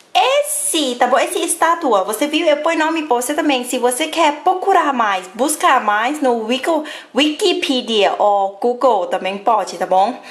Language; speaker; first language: Portuguese; non-native, fluent; Thai